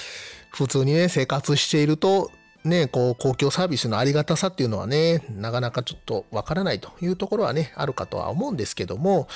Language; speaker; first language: Japanese; native; Japanese